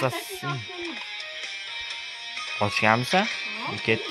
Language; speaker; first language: Turkish; non-native, learner; Uzbek